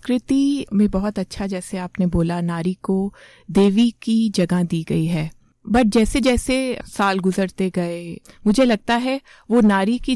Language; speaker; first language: Hindi; native; Hindi